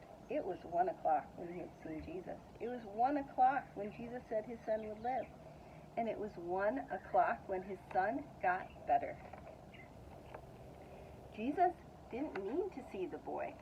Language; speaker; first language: English; native; English